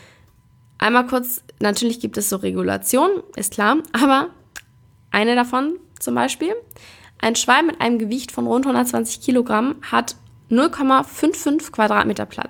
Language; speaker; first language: German; native; German